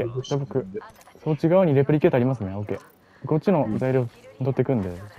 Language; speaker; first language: Japanese; native; Japanese